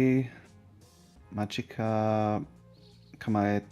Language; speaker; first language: Japanese; non-native, learner; English